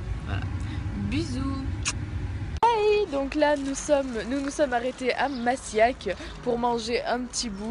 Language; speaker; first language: French; native; French